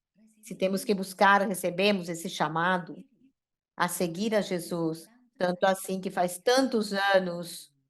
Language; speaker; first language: Portuguese; non-native, fluent; Spanish